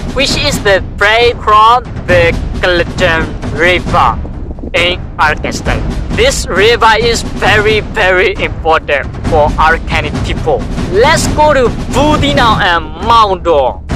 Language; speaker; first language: English; non-native, learner; Burmese